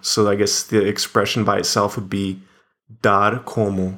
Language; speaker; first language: English; native; English